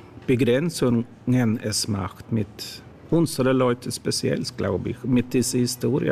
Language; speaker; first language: German; non-native, learner; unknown